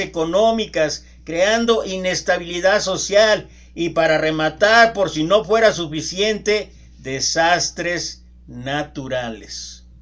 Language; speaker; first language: Spanish; native; Spanish